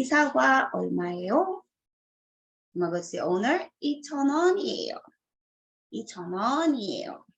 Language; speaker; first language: Korean; non-native, fluent; Filipino